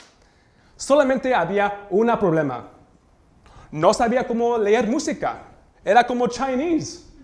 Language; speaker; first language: Spanish; early bilingual, heritage; Spanish